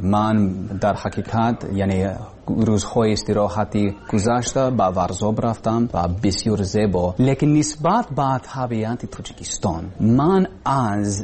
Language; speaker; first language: Persian; non-native, learner; English